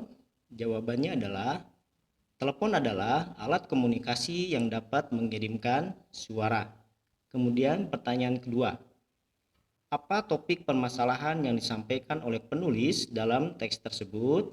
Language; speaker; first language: Indonesian; native; Indonesian